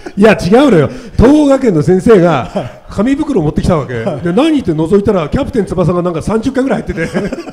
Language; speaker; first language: Japanese; native; Japanese